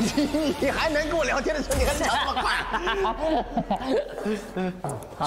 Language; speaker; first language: Chinese; native; Chinese